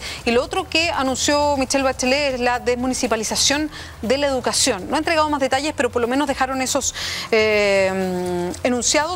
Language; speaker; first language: Spanish; native; Spanish